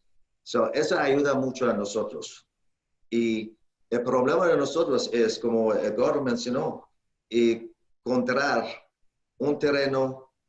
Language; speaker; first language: Spanish; non-native, learner; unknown